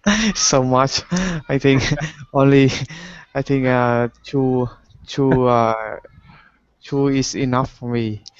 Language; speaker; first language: English; non-native, learner; Vietnamese